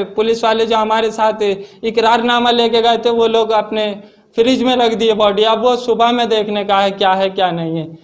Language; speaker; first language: Hindi; native; Hindi